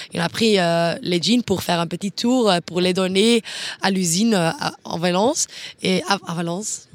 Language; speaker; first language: French; non-native, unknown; Dutch